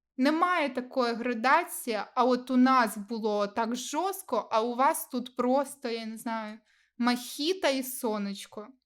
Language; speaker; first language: Ukrainian; non-native, local second language; Russian